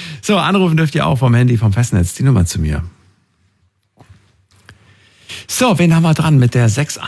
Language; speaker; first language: German; native; German